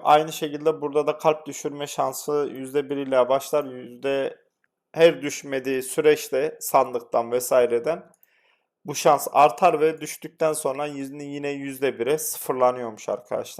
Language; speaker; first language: Turkish; native; Turkish